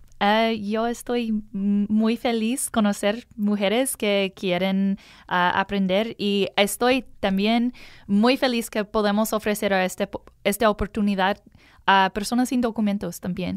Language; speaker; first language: Spanish; non-native, learner; English